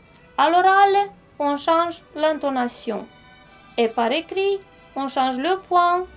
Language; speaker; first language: French; non-native, fluent; Romanian